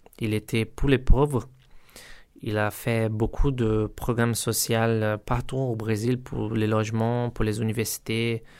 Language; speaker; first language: French; non-native, learner; Portuguese